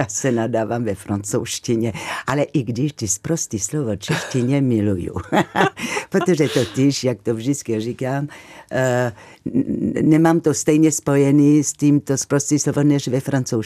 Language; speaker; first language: Czech; non-native, fluent; French